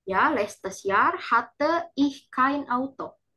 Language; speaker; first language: German; non-native, fluent; Indonesian